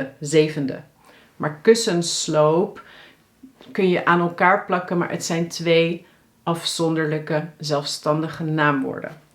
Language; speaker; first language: Dutch; native; Dutch